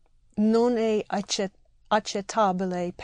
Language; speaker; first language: Italian; non-native, learner; English